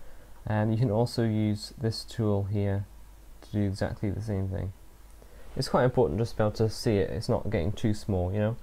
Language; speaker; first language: English; native; English